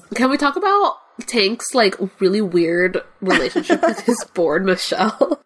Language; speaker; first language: English; non-native, fluent; Spanish